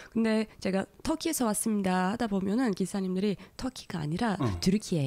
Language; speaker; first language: Korean; non-native, fluent; Turkish